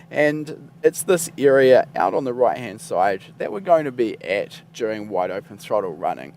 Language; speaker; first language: English; native; English